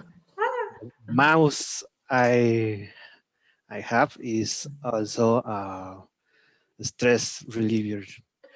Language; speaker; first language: English; non-native, learner; Spanish